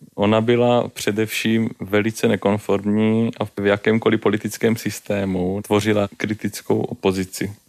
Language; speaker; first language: Czech; native; Czech